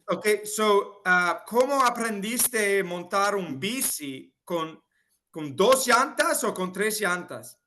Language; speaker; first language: Spanish; non-native, fluent; English